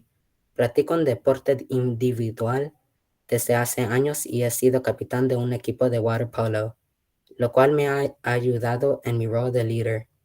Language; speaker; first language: Spanish; early bilingual, heritage; Spanish